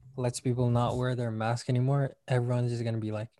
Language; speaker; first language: English; non-native, local second language; Malay